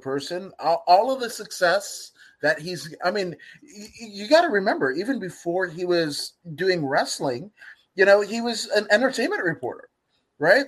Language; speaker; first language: English; native; English